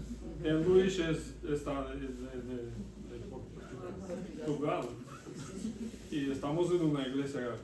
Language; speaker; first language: Spanish; non-native, learner; Russian